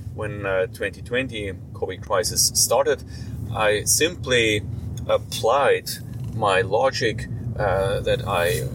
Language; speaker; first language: English; non-native, fluent; German